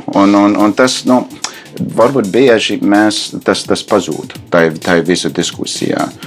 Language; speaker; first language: Latvian; non-native, fluent; English